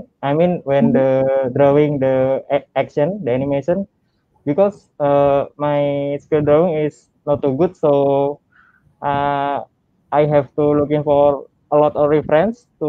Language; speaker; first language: English; non-native, learner; Indonesian